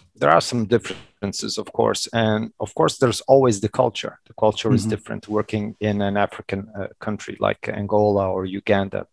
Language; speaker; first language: English; non-native, fluent; Portuguese